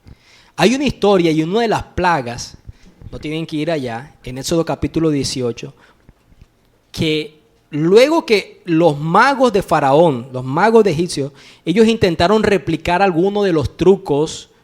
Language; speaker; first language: Spanish; native; Spanish